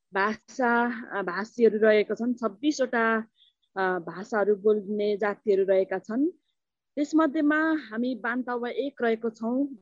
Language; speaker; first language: Nepali; non-native, local second language; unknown